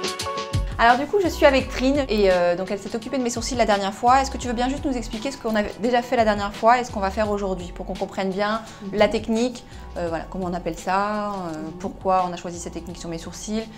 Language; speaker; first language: French; native; French